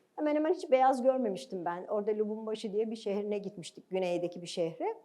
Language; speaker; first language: Turkish; native; Turkish